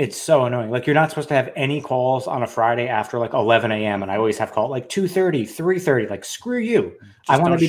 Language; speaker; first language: English; native; English